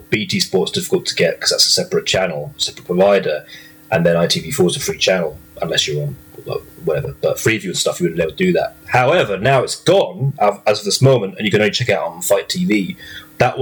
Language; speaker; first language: English; native; English